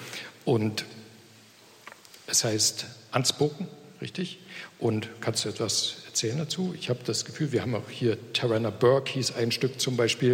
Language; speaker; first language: German; native; German